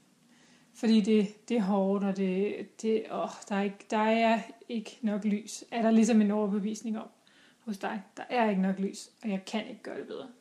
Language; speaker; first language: Danish; native; Danish